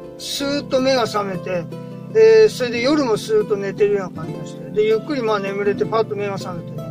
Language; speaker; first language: Japanese; native; Japanese